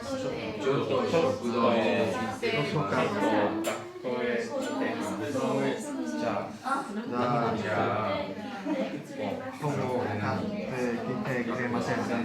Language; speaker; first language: Japanese; non-native, learner; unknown